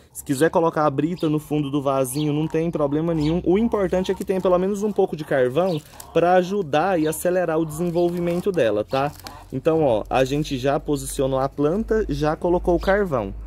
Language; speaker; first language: Portuguese; native; Portuguese